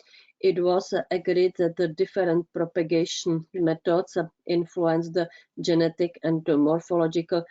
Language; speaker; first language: English; non-native, fluent; Czech